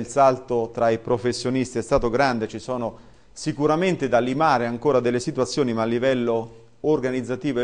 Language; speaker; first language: Italian; native; Italian